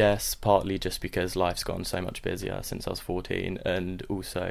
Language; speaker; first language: English; native; English